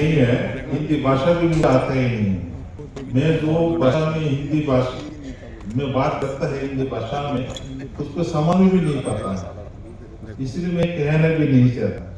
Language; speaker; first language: Hindi; non-native, learner; Bangla